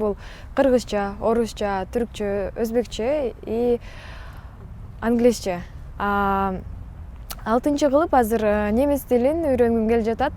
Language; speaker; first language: Kyrgyz; non-native, local second language; Uyghur